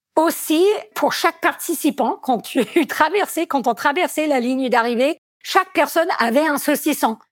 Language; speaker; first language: French; non-native, fluent; English